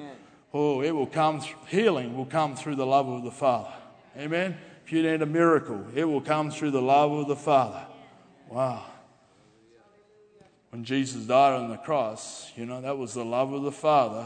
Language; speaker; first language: English; native; English